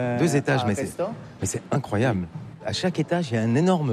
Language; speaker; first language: French; native; French